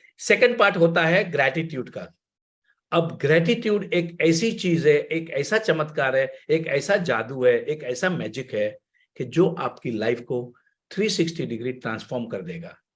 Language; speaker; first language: Hindi; non-native, local second language; Gujarati